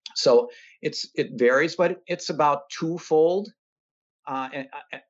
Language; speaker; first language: English; native; English